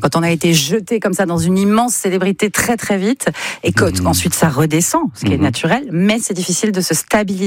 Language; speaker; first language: French; native; French